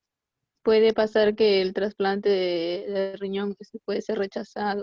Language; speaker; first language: Spanish; native; Spanish